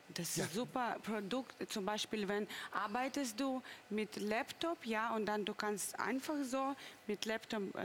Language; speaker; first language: German; non-native, fluent; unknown